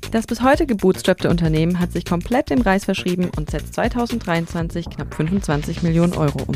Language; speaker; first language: German; native; German